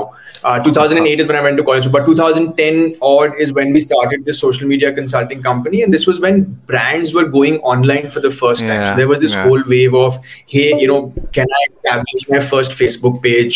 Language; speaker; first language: English; non-native, local second language; Hindi